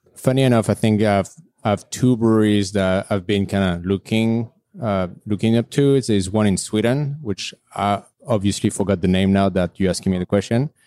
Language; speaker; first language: English; non-native, fluent; French